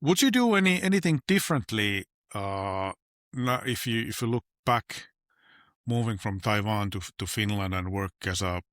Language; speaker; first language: English; non-native, fluent; Finnish